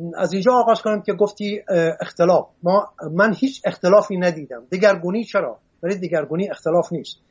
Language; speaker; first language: Persian; non-native, local second language; Assyrian Neo-Aramaic